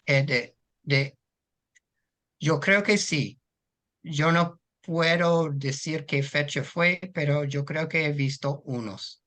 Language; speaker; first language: Spanish; non-native, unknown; English